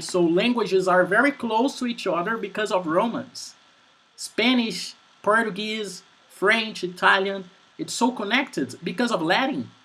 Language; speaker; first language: English; non-native, fluent; Portuguese